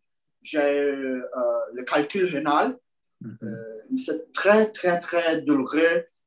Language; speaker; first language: French; non-native, learner; Portuguese